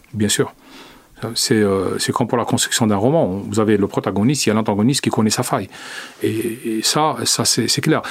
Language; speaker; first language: French; non-native, local second language; Arabic